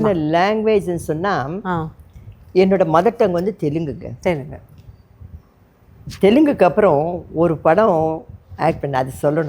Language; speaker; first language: Tamil; non-native, local second language; Telugu